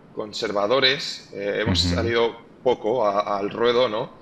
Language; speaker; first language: Spanish; native; Spanish